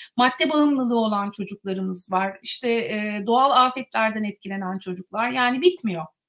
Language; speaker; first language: Turkish; native; Turkish